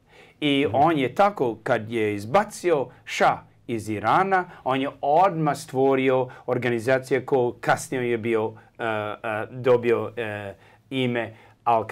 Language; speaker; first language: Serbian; early bilingual, heritage; English